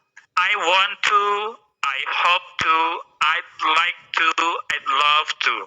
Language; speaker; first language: English; non-native, fluent; Indonesian